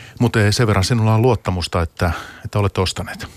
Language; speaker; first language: Finnish; native; Finnish